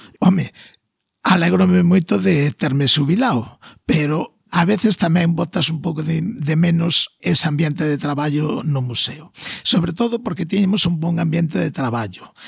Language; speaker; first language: Galician; non-native, local second language; Spanish